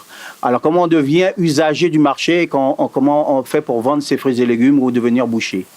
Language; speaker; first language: French; native; French